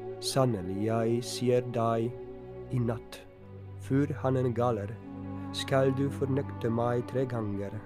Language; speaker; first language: Norwegian; non-native, fluent; Polish